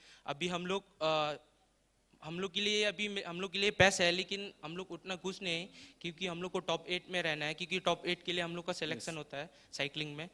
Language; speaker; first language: Hindi; non-native, local second language; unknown